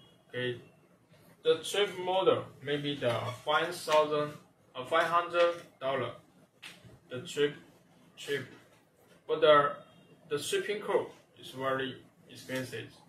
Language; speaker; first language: English; non-native, learner; Chinese